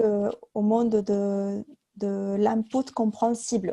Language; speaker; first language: French; non-native, fluent; Spanish